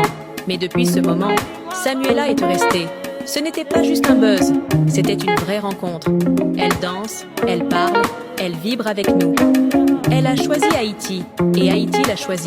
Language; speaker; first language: French; non-native, local second language; Haitian Creole